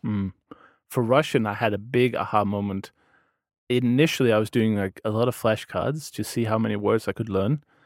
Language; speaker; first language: English; non-native, fluent; Danish